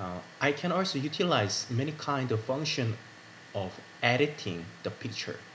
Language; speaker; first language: English; non-native, learner; Korean